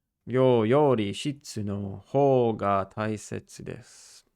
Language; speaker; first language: Japanese; non-native, learner; English